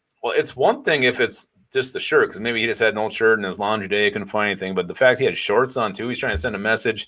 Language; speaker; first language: English; native; English